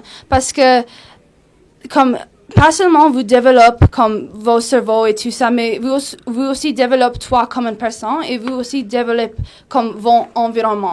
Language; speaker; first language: French; non-native, local second language; English